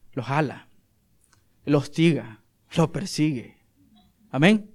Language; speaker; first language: Spanish; native; Spanish